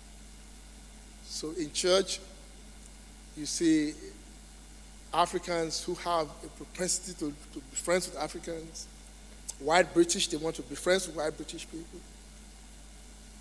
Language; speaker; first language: English; non-native, local second language; Yoruba